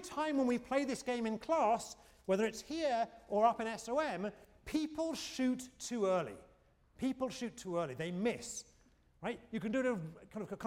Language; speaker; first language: English; native; English